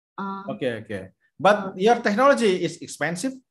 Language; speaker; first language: English; non-native, fluent; Indonesian